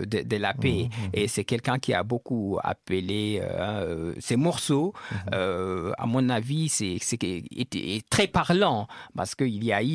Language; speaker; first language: French; non-native, local second language; Fula